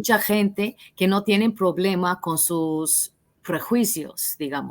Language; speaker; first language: Spanish; non-native, fluent; English